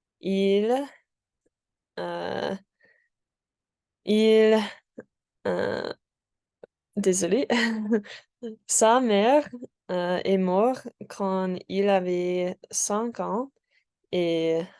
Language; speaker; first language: French; non-native, learner; English